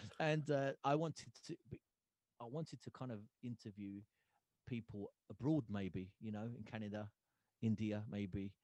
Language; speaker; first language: English; early bilingual, other home language; Punjabi